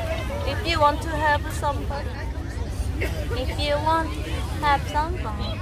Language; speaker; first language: English; non-native, learner; Korean